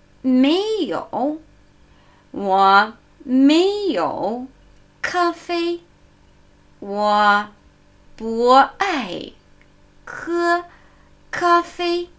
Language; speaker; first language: Chinese; non-native, fluent; German